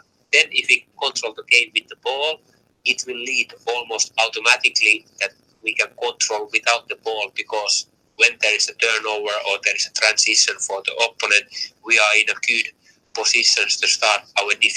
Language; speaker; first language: English; non-native, fluent; Finnish